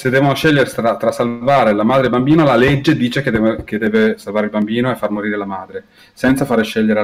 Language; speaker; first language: Italian; native; Italian